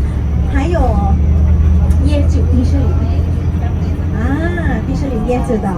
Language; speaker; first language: Chinese; non-native, learner; Thai